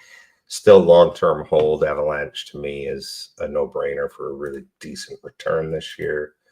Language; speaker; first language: English; native; English